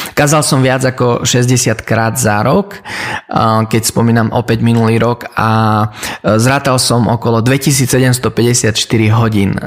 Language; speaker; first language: Slovak; early bilingual, heritage; Slovak